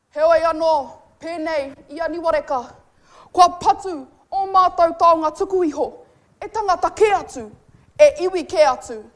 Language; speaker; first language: Māori; native; Māori